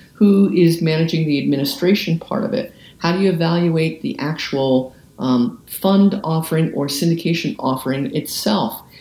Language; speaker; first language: English; native; English